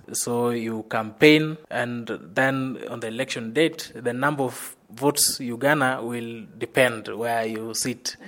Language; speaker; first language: English; non-native, local second language; Luyia